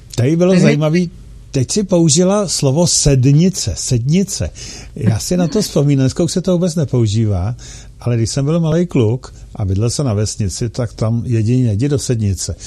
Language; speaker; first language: Czech; native; Czech